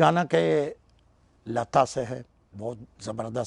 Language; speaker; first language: Hindi; non-native, learner; Persian